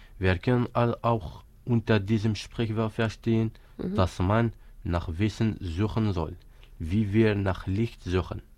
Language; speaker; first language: German; non-native, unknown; Kabyle